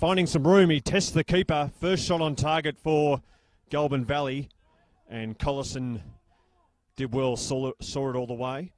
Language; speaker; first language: English; native; English